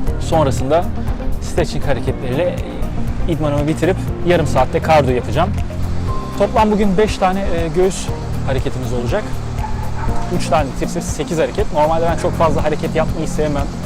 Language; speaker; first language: Turkish; native; Turkish